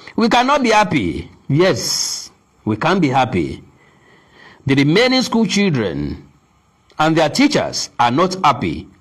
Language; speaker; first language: English; non-native, local second language; Yoruba